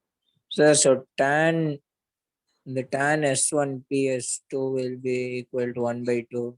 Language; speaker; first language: English; non-native, local second language; Tamil